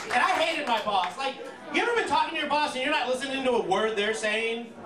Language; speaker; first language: English; native; English